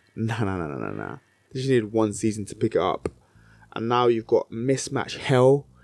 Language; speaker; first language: English; native; English